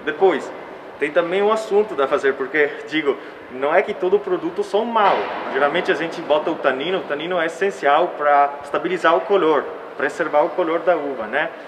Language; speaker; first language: Portuguese; early bilingual, heritage; Italian